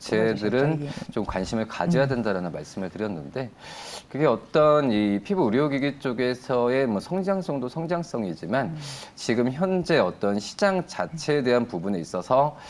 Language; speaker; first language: Korean; native; Korean